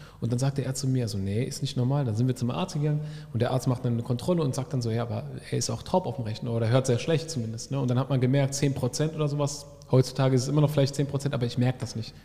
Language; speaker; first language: German; early bilingual, other home language; Arabic